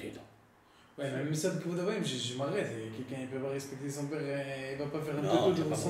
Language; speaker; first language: French; native; French